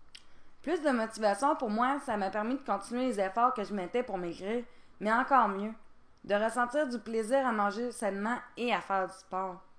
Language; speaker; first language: French; native; French